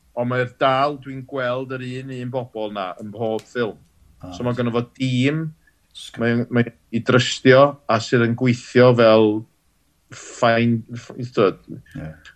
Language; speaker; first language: Welsh; native; Welsh